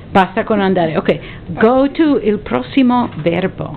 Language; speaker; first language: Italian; non-native, fluent; English